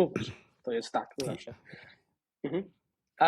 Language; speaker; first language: Polish; non-native, fluent; Spanish